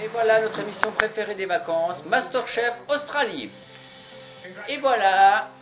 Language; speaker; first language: French; native; French